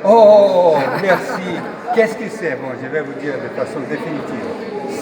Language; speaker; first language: French; non-native, fluent; Portuguese